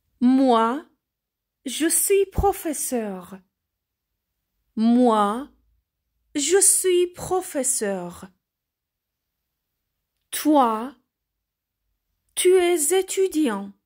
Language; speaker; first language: French; non-native, fluent; Persian